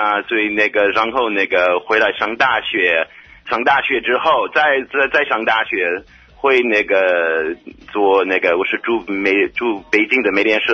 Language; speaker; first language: Chinese; non-native, fluent; English